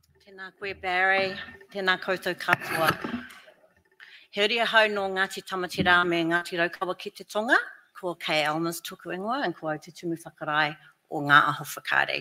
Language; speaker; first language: Māori; non-native, local second language; English